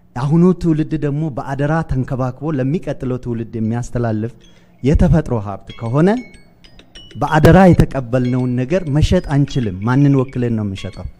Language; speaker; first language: Amharic; non-native, local second language; Oromo